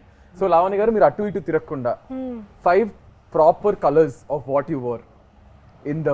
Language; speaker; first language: Telugu; native; Telugu